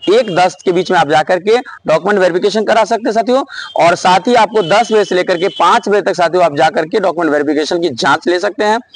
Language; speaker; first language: Hindi; native; Hindi